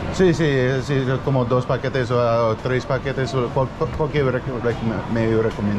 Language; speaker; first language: Spanish; non-native, learner; English